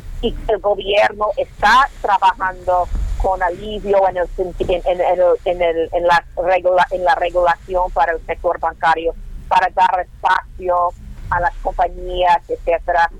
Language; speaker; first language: Spanish; non-native, learner; English